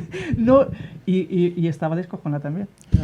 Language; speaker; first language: Spanish; native; Spanish